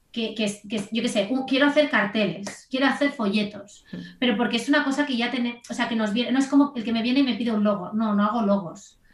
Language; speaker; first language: Spanish; native; Spanish